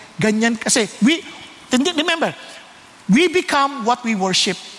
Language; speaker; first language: English; non-native, local second language; Filipino